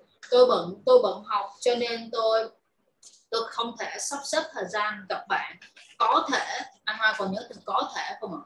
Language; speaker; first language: Vietnamese; native; Vietnamese